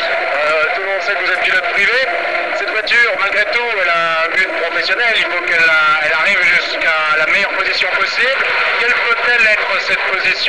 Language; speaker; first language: French; native; French